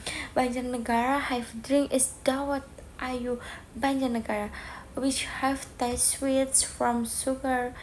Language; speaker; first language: English; non-native, learner; Indonesian